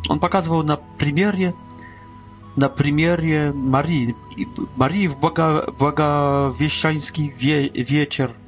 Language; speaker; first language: Polish; non-native, learner; Russian